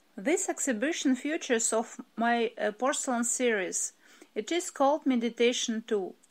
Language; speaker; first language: English; non-native, fluent; Russian